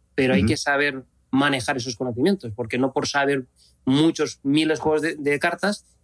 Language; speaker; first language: Spanish; native; Spanish